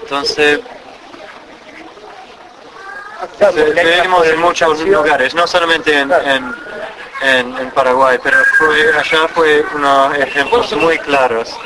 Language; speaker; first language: Spanish; non-native, fluent; English